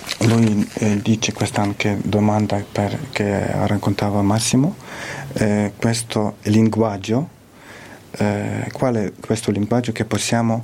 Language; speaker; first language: Italian; non-native, fluent; Ukrainian